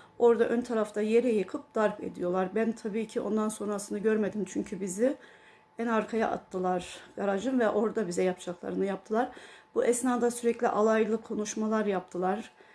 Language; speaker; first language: Turkish; early bilingual, heritage; Turkish